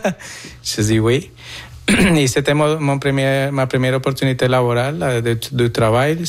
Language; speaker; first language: French; non-native, fluent; Spanish